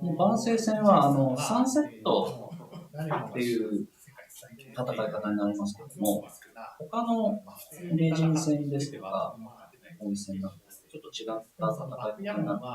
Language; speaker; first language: Japanese; native; Japanese